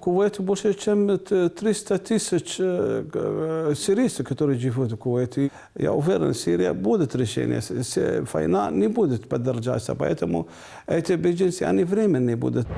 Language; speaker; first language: Russian; non-native, learner; Arabic